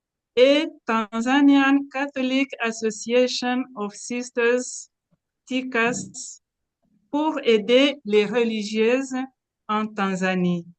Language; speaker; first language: French; non-native, local second language; Kinyarwanda